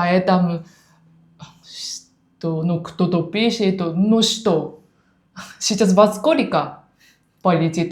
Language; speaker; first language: Russian; non-native, learner; Japanese